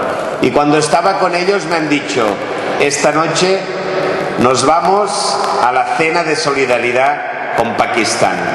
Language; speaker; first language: Spanish; non-native, local second language; Catalan